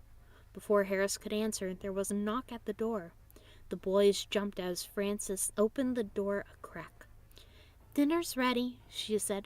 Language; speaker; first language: English; native; English